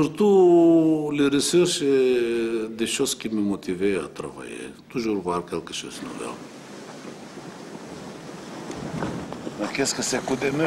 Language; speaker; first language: French; non-native, fluent; Bulgarian